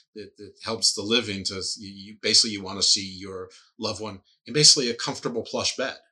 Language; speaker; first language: English; native; English